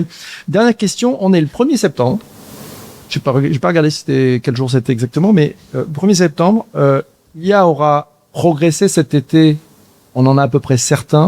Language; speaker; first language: French; native; French